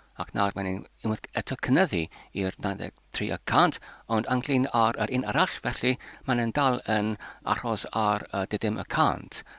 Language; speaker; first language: Welsh; non-native, learner; Polish